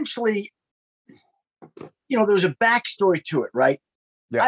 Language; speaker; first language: English; native; English